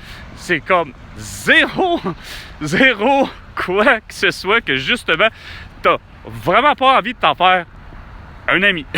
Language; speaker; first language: French; native; French